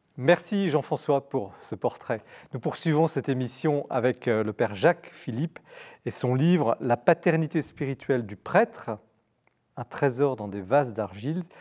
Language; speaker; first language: French; native; French